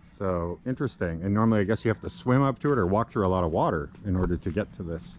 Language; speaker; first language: English; native; English